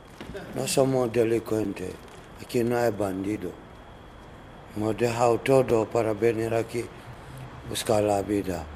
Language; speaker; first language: Spanish; non-native, learner; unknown